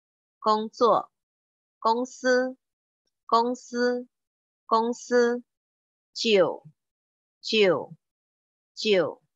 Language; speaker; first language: Chinese; non-native, fluent; Indonesian